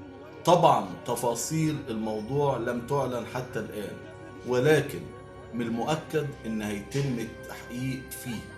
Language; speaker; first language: Arabic; native; Arabic